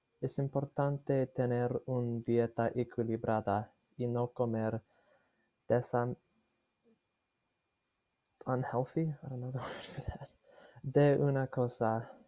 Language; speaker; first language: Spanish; non-native, learner; English